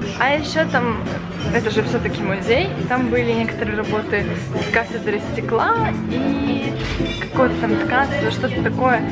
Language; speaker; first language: Russian; native; Russian